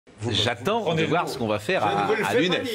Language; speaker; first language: French; native; French